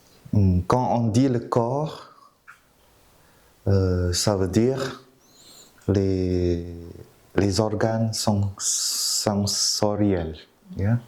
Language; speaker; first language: French; non-native, fluent; Vietnamese